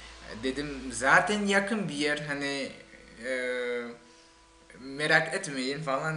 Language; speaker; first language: Turkish; non-native, fluent; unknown